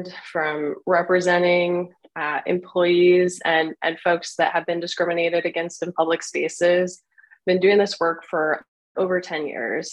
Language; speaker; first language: English; native; English